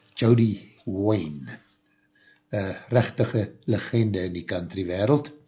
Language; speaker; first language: Afrikaans; native; Afrikaans